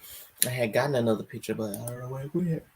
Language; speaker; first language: English; native; English